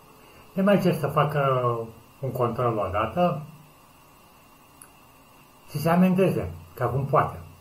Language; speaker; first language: Romanian; native; Romanian